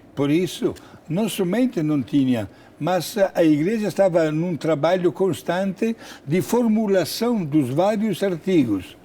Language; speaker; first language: Portuguese; non-native, fluent; Italian